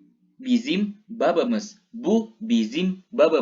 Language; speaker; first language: Turkish; non-native, fluent; Indonesian